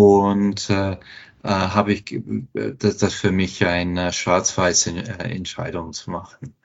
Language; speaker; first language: German; non-native, fluent; English